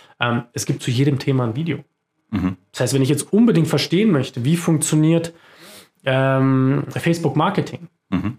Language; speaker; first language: German; early bilingual, other home language; Croatian